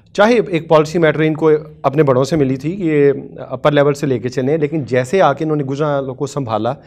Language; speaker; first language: Urdu; non-native, local second language; Punjabi